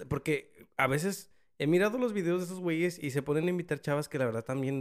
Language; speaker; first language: Spanish; early bilingual, heritage; Spanish